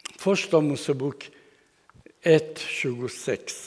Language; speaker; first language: Swedish; non-native, learner; Persian